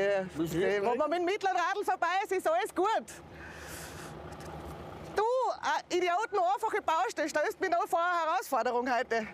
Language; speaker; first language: German; native; German